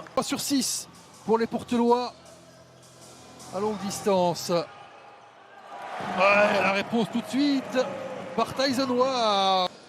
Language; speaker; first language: French; native; French